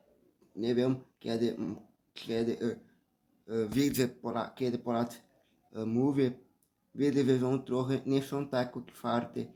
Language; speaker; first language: Polish; early bilingual, heritage; Portuguese